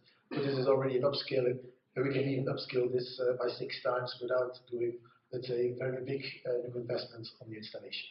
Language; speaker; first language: English; non-native, fluent; Dutch